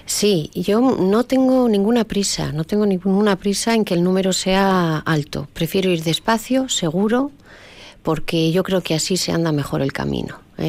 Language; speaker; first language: Spanish; native; Spanish